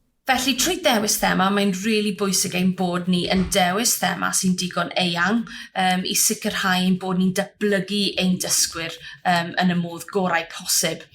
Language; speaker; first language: Welsh; native; Welsh